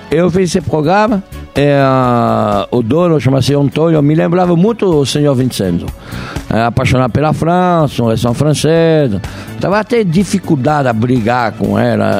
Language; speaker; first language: Portuguese; non-native, fluent; French